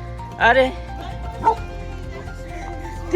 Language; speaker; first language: English; non-native, local second language; Nepali